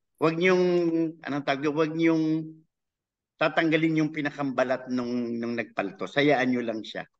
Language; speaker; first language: Filipino; native; Filipino